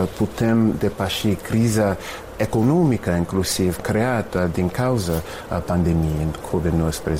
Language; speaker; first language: Romanian; non-native, fluent; English